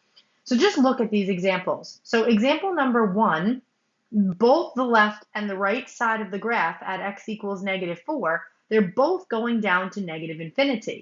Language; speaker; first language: English; native; English